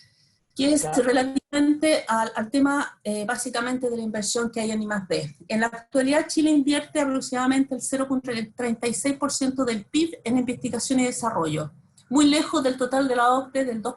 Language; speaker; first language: Spanish; native; Spanish